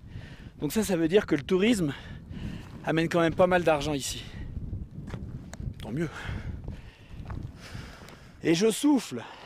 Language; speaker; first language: French; native; French